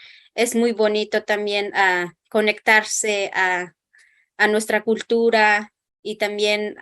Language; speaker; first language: Spanish; non-native, local second language; Kʼicheʼ